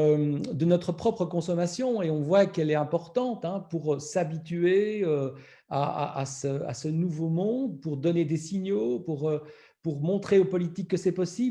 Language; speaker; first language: French; native; French